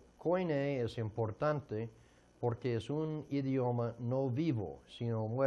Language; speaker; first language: Spanish; non-native, fluent; English